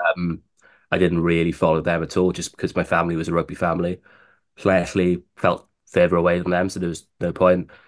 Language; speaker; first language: English; native; English